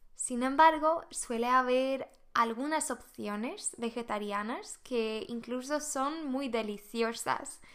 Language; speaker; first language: Spanish; non-native, fluent; Swedish